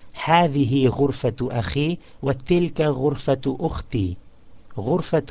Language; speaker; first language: Arabic; non-native, fluent; English